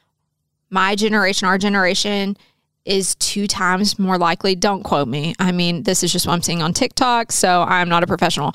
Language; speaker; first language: English; native; English